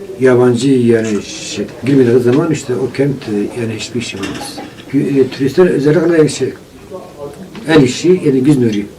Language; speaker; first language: Turkish; non-native, local second language; Kurdish